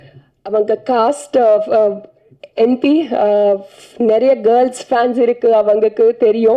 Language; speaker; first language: Tamil; non-native, fluent; Telugu